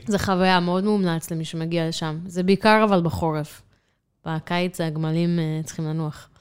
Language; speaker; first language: Hebrew; non-native, fluent; English